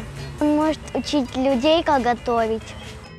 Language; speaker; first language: Russian; non-native, local second language; Ukrainian